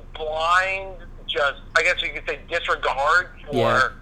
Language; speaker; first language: English; native; English